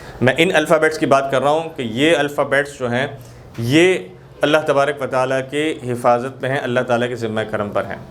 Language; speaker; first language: Urdu; native; Urdu